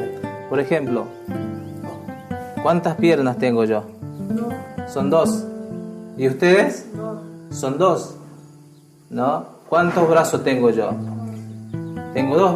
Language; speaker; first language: Spanish; non-native, local second language; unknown